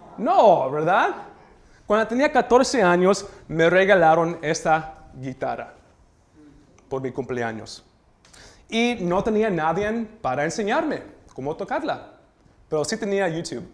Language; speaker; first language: Spanish; early bilingual, heritage; Spanish